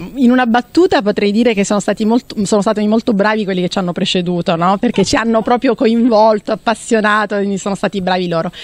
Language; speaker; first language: Italian; native; Italian